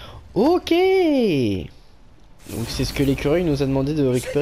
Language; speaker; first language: French; native; French